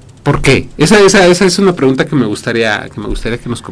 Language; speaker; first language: Spanish; native; Spanish